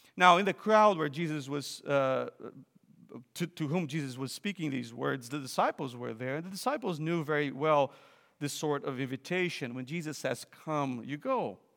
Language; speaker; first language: English; non-native, fluent; Portuguese